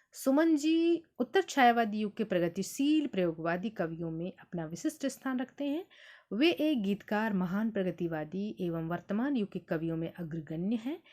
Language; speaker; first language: Hindi; native; Hindi